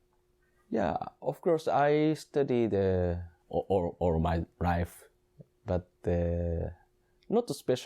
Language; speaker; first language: English; non-native, learner; Japanese